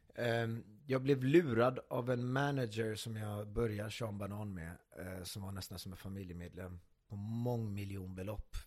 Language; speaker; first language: Swedish; native; Swedish